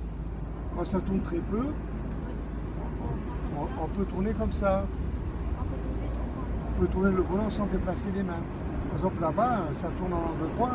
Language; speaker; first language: French; native; French